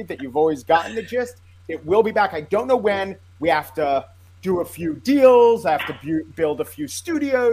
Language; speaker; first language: English; native; English